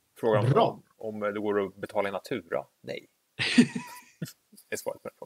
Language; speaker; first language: Swedish; native; Swedish